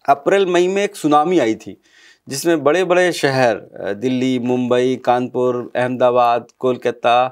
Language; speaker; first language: Hindi; native; Hindi